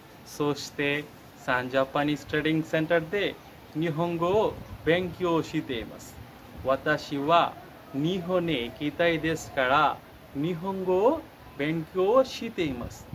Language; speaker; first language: Japanese; non-native, learner; Bangla